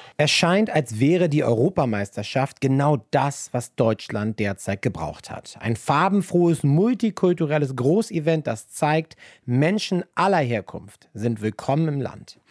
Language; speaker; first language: German; native; German